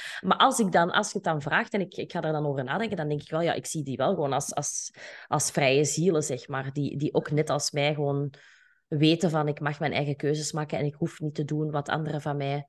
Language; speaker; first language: Dutch; native; Dutch